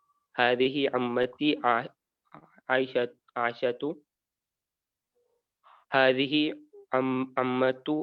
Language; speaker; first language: Arabic; non-native, learner; Urdu